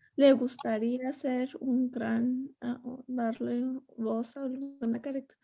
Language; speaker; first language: Spanish; early bilingual, other home language; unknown